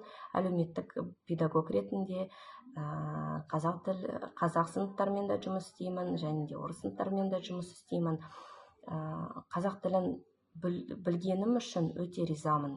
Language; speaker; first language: Kazakh; non-native, local second language; Russian